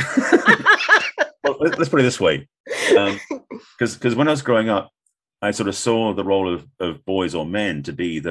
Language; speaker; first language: English; native; English